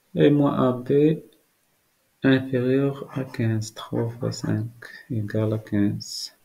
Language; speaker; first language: French; non-native, local second language; Arabic